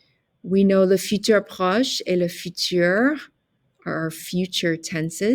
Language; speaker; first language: French; non-native, fluent; English